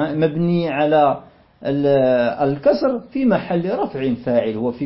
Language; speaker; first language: Arabic; non-native, fluent; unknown